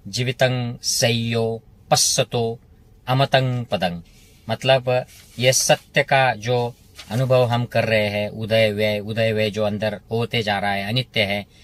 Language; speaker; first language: Hindi; non-native, local second language; Marathi